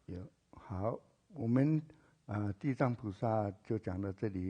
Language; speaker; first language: Chinese; native; Chinese